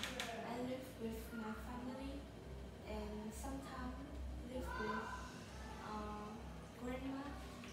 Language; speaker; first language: English; non-native, learner; Vietnamese